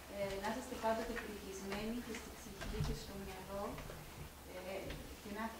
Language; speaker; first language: Greek; native; Greek